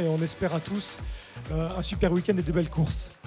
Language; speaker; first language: French; native; French